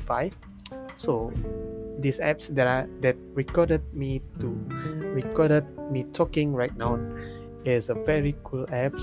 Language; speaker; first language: English; non-native, local second language; Malay